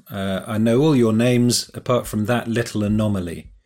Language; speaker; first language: English; native; English